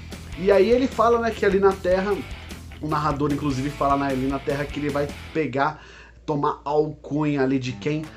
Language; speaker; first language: Portuguese; native; Portuguese